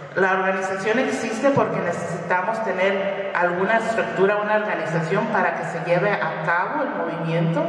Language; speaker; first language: Spanish; early bilingual, other home language; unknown